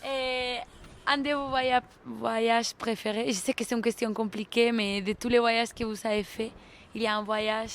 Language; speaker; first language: French; non-native, fluent; Spanish